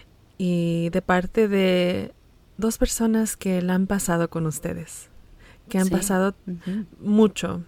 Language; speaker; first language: Spanish; early bilingual, heritage; Spanish